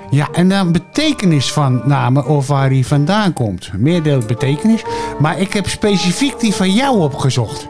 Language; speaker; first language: Dutch; native; Dutch